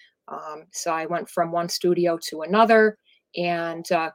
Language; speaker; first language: English; native; English